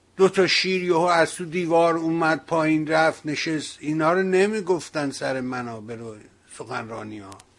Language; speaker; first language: Persian; native; Persian